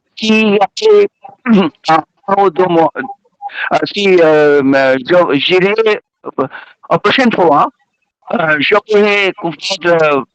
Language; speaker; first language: French; non-native, learner; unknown